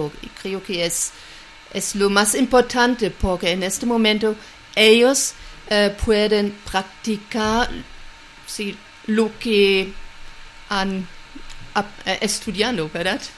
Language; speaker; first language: Spanish; non-native, fluent; German